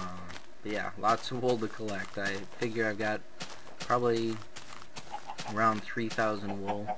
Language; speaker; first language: English; native; English